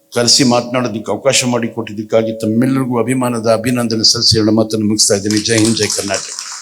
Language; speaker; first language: Kannada; non-native, local second language; Urdu